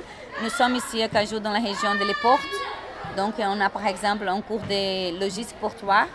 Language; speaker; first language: French; non-native, fluent; Portuguese